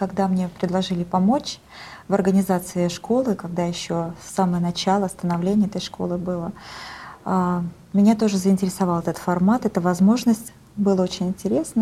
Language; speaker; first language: Russian; native; Russian